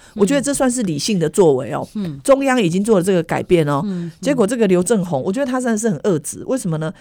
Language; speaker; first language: Chinese; native; Chinese